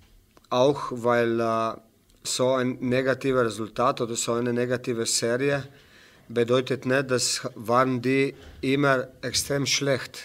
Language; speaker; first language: German; non-native, fluent; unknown